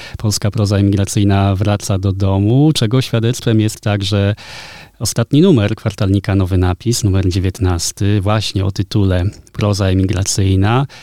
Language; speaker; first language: Polish; native; Polish